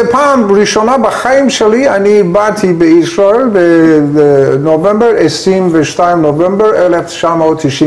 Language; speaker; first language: Hebrew; non-native, learner; Persian